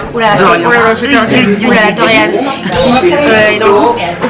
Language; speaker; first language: French; native; French